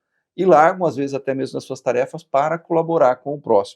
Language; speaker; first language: Portuguese; native; Portuguese